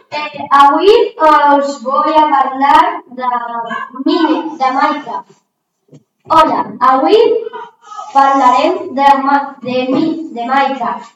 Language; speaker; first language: Catalan; non-native, local second language; Spanish